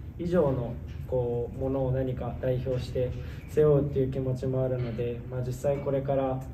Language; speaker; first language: Japanese; native; Japanese